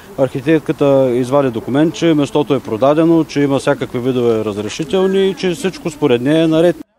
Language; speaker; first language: Bulgarian; native; Bulgarian